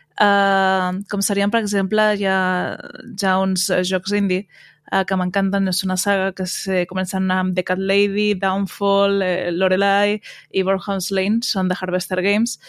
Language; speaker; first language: Catalan; native; Catalan